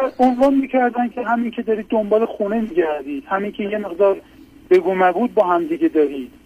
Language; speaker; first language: Persian; non-native, local second language; Azerbaijani